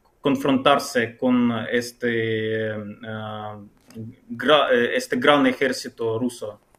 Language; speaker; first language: Spanish; non-native, fluent; Ukrainian